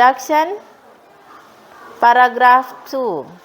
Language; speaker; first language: English; non-native, fluent; Indonesian